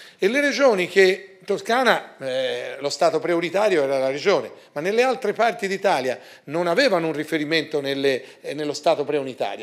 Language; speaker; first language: Italian; native; Italian